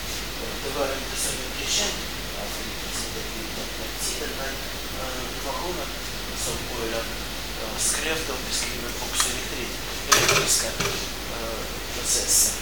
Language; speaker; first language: Swedish; non-native, fluent; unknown